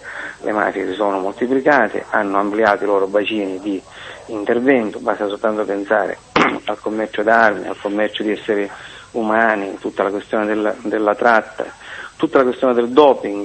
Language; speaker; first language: Italian; native; Italian